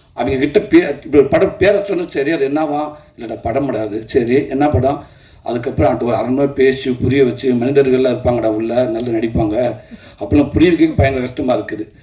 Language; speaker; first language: Tamil; native; Tamil